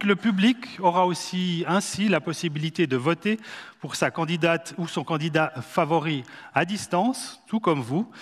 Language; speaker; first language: French; native; French